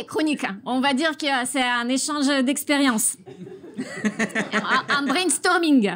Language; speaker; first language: French; non-native, fluent; Russian